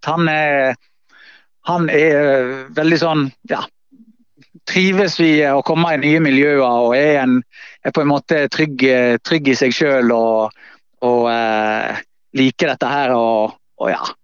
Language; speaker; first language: Norwegian; native; Norwegian